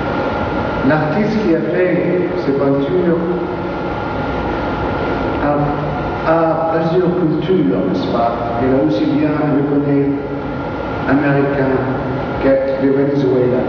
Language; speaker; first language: French; non-native, fluent; Arabic